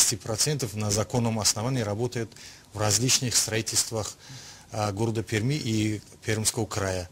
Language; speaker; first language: Russian; non-native, local second language; Tajik